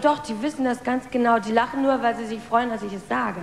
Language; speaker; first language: German; native; German